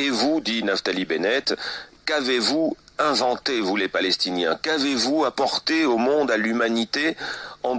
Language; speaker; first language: French; native; French